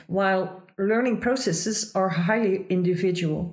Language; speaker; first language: English; non-native, fluent; Dutch